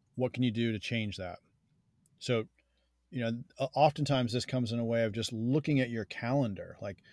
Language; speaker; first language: English; native; English